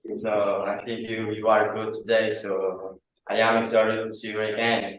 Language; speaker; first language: English; non-native, learner; Malagasy